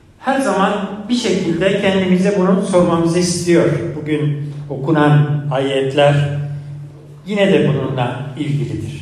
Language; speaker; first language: Turkish; non-native, fluent; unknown